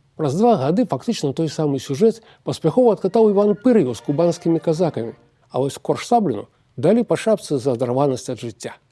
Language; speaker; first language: Belarusian; native; Belarusian